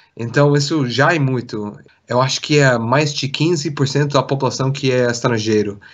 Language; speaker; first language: Portuguese; non-native, fluent; English